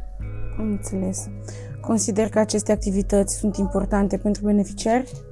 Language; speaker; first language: Romanian; native; Romanian